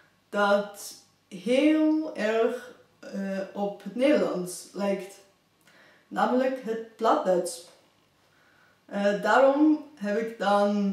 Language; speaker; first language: Dutch; non-native, fluent; Bulgarian